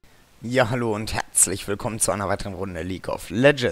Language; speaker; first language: German; native; German